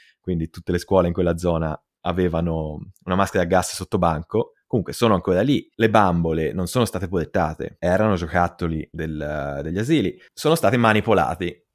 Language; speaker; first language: Italian; native; Italian